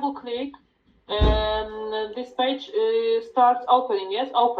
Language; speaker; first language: English; non-native, learner; Polish